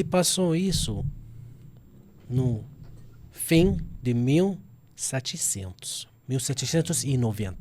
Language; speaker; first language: Portuguese; non-native, fluent; Arabic